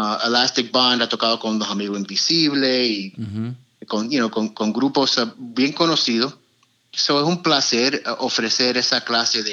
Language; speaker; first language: Spanish; early bilingual, heritage; Spanish